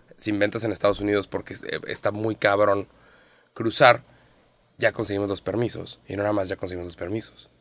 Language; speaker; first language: Spanish; native; Spanish